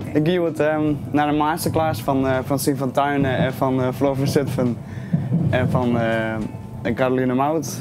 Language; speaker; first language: Dutch; non-native, local second language; Western Frisian